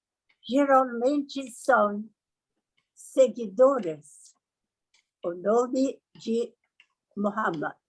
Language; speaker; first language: Portuguese; non-native, learner; Persian